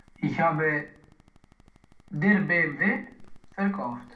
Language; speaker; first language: German; non-native, learner; Romanian